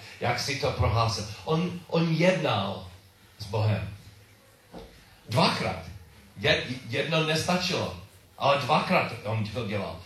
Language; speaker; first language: Czech; non-native, learner; English